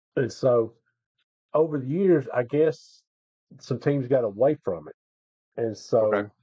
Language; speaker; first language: English; native; English